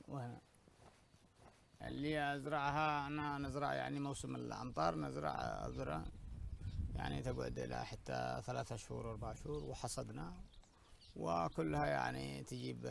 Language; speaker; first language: Arabic; native; Arabic